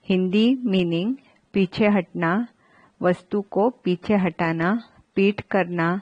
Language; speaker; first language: Hindi; non-native, local second language; Marathi